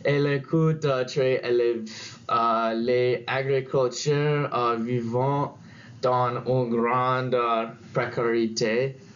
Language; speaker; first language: French; non-native, learner; English